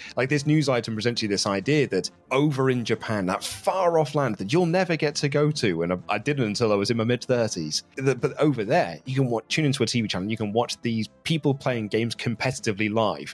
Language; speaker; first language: English; native; English